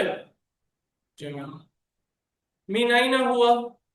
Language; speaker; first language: Arabic; non-native, fluent; Bangla